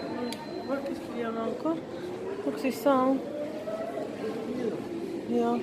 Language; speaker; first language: French; non-native, fluent; Arabic